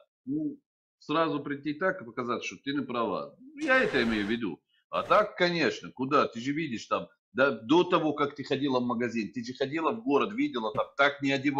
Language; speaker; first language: Russian; non-native, fluent; Arabic